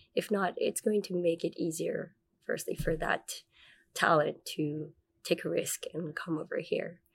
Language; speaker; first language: English; non-native, local second language; Filipino